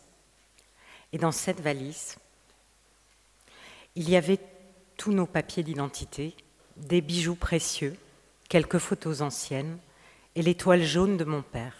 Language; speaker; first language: French; native; French